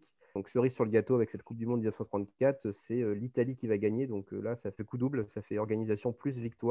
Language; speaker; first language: French; native; French